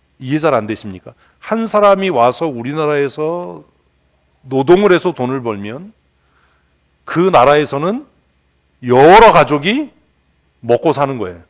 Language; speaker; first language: Korean; native; Korean